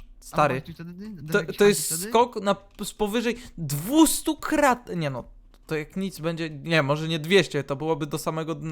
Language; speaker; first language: Polish; native; Polish